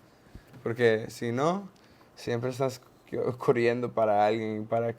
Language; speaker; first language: Spanish; non-native, learner; English